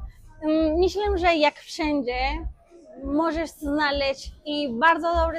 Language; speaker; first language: Polish; non-native, fluent; Spanish